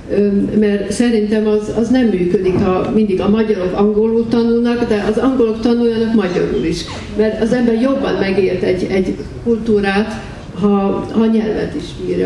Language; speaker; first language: Hungarian; early bilingual, heritage; Hungarian